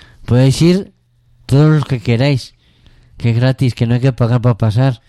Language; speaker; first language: Spanish; native; Spanish